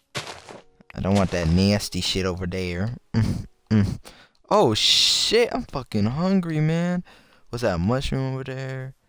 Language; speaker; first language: English; native; English